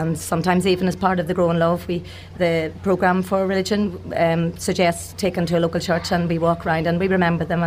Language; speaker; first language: English; native; English